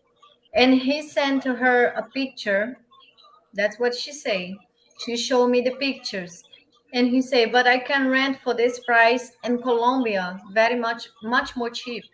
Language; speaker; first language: English; non-native, learner; Portuguese